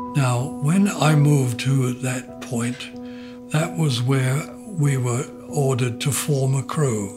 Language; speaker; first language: English; native; English